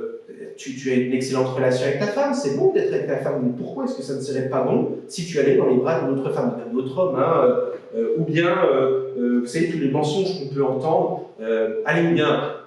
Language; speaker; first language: French; native; French